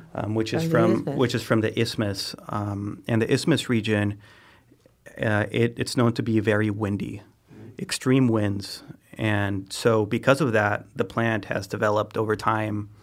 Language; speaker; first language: English; non-native, fluent; Spanish